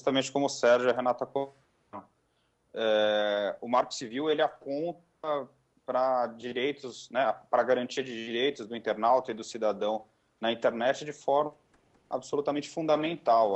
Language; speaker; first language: Portuguese; native; Portuguese